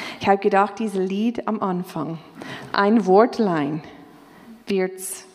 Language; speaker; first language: German; non-native, fluent; English